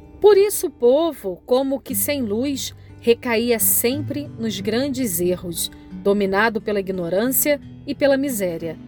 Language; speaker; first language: Portuguese; native; Portuguese